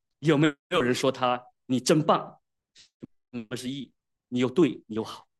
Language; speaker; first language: Chinese; native; Chinese